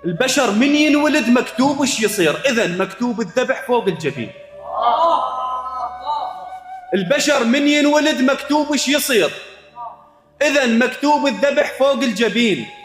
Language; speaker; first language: Arabic; native; Arabic